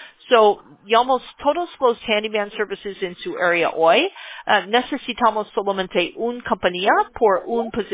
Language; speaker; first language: Spanish; non-native, learner; English